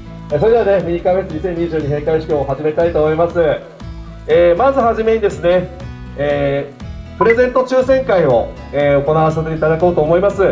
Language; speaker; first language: Japanese; native; Japanese